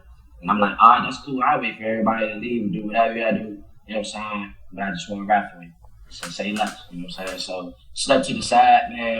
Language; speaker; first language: English; native; English